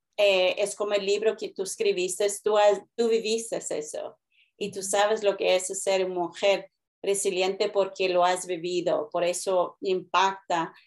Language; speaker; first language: Spanish; early bilingual, heritage; Spanish